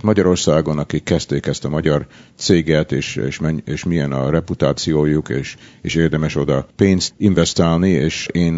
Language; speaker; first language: Hungarian; early bilingual, heritage; Hungarian